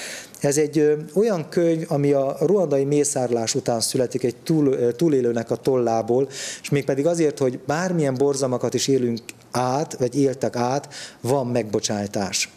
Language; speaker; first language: Hungarian; native; Hungarian